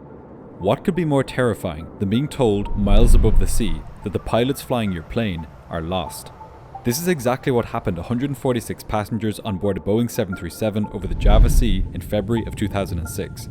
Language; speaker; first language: English; native; English